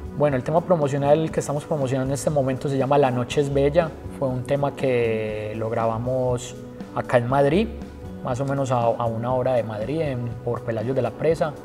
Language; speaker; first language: Spanish; native; Spanish